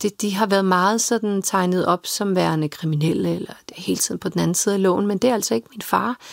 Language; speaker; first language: Danish; early bilingual, other home language; Serbian